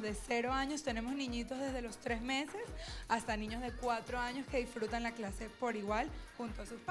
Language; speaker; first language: Spanish; native; Spanish